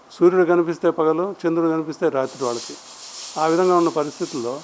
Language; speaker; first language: Telugu; native; Telugu